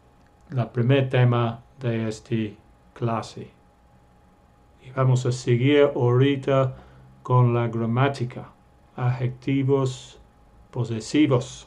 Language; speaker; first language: Spanish; non-native, fluent; English